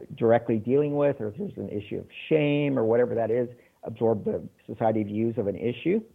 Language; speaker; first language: English; native; English